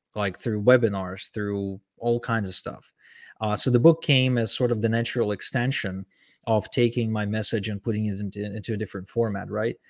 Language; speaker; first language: English; early bilingual, other home language; Ukrainian